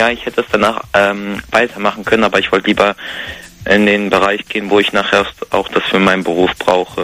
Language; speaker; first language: German; native; German